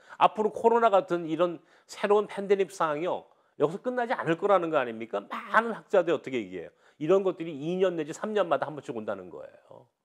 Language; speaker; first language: Korean; native; Korean